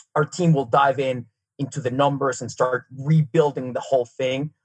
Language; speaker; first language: English; non-native, fluent; Serbian